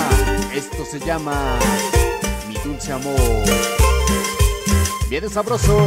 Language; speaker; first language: Spanish; native; Spanish